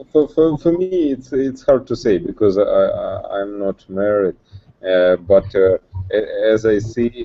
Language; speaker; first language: English; non-native, learner; Russian